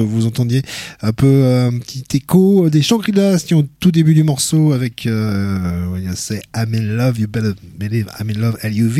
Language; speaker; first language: French; native; French